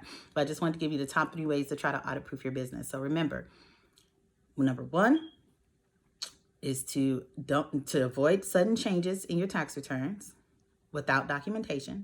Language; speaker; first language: English; native; English